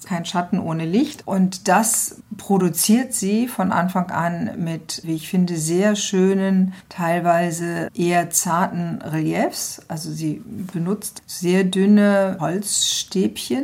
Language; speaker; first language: German; native; German